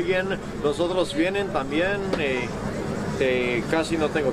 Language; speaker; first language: Spanish; non-native, fluent; English